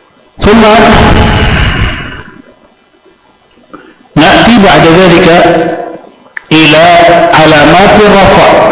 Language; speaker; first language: Arabic; non-native, fluent; Indonesian